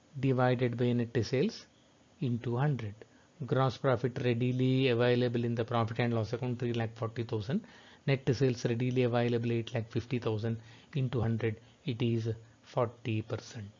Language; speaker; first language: English; non-native, local second language; Kannada